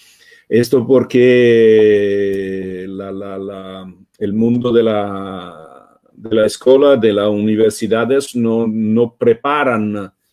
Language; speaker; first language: Spanish; non-native, fluent; Italian